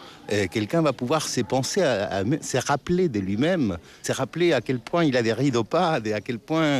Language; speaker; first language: French; non-native, fluent; Spanish